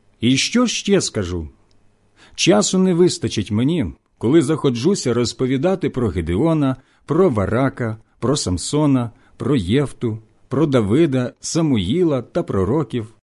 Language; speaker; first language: Ukrainian; native; Ukrainian